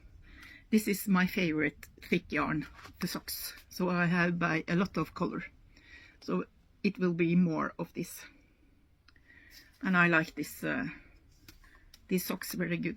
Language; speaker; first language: English; non-native, learner; Norwegian